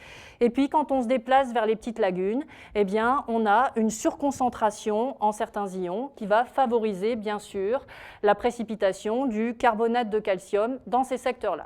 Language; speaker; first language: French; native; French